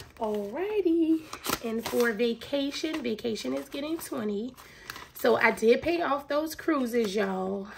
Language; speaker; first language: English; native; English